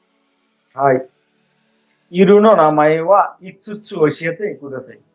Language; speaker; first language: Japanese; non-native, fluent; Bangla